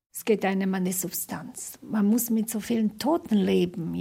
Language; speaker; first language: German; non-native, fluent; Slovak